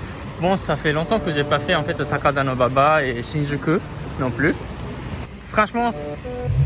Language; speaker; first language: French; non-native, fluent; Japanese